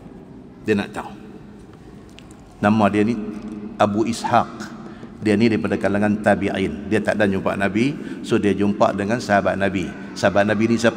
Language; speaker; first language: Malay; native; Malay